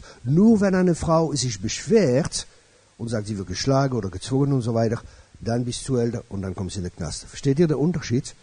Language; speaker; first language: German; non-native, fluent; French